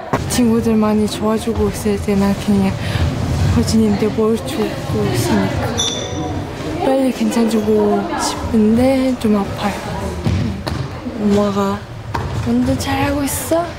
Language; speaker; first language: Korean; non-native, learner; Mongolian